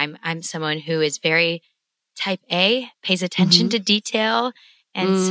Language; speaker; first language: English; native; English